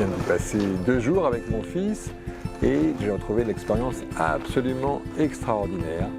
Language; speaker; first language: French; native; French